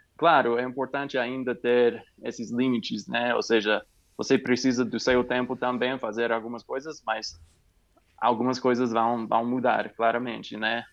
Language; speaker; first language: Portuguese; non-native, fluent; English